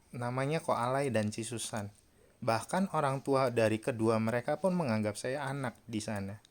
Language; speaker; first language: Indonesian; native; Indonesian